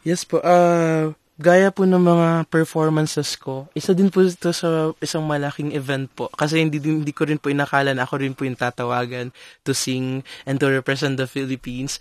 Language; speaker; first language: Filipino; non-native, local second language; Cebuano